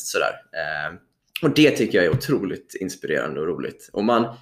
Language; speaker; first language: Swedish; native; Swedish